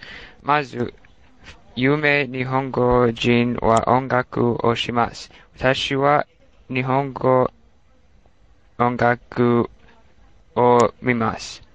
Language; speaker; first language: Japanese; non-native, learner; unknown